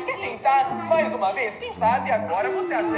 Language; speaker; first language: Portuguese; native; Portuguese